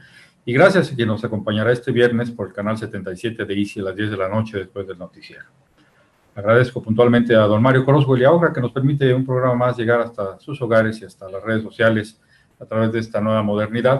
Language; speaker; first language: Spanish; native; Spanish